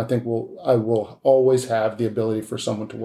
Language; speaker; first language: English; native; English